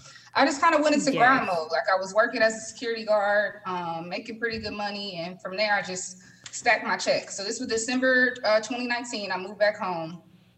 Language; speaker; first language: English; native; English